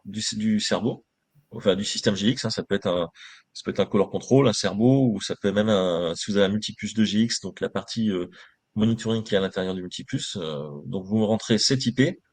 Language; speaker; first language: French; native; French